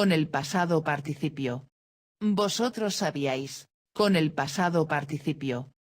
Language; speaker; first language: Spanish; non-native, fluent; Dutch